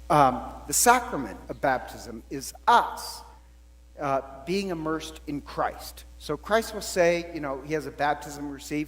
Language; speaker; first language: English; native; English